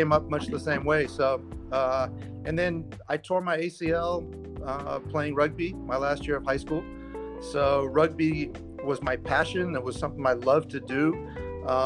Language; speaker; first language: English; native; English